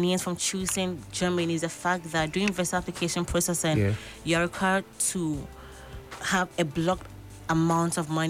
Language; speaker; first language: English; non-native, local second language; Akan